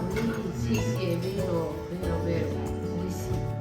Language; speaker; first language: Italian; non-native, learner; Japanese